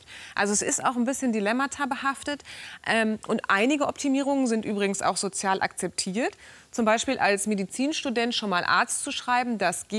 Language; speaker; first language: German; native; German